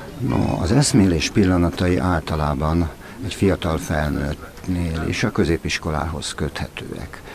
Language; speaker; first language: Hungarian; native; Hungarian